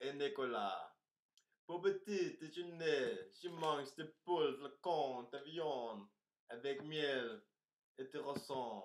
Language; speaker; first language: French; non-native, learner; Danish